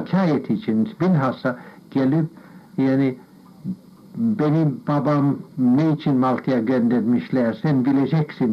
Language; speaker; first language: Turkish; non-native, fluent; English